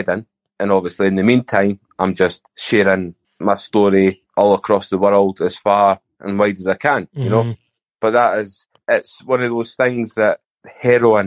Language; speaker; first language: English; native; English